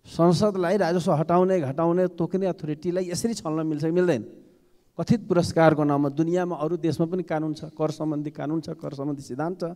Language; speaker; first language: Nepali; non-native, local second language; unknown